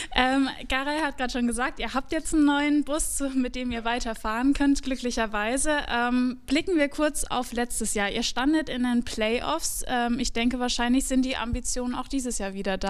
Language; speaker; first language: German; native; German